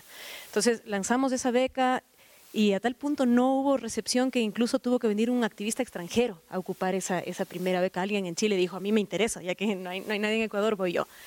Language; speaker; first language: Spanish; native; Spanish